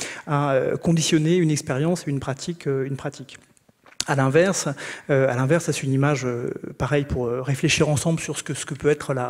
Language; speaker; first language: French; native; French